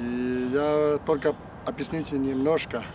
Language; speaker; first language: Russian; non-native, learner; Chinese